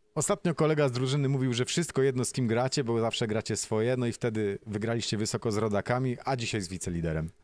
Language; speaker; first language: Polish; native; Polish